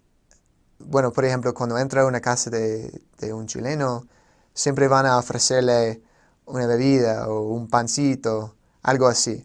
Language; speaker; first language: Spanish; non-native, fluent; English